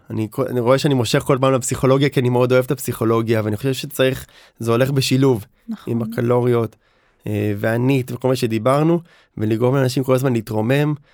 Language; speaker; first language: Hebrew; native; Hebrew